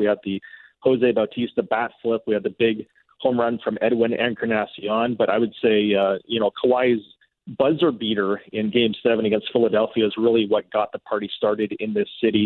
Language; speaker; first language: English; native; English